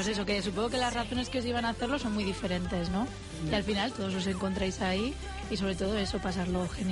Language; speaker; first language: Spanish; native; Spanish